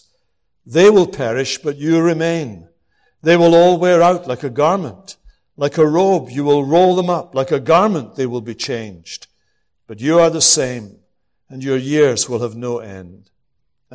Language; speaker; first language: English; native; English